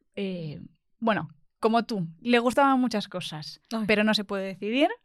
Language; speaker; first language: Spanish; native; Spanish